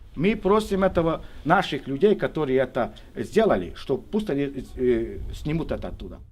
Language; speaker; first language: Russian; non-native, local second language; Romany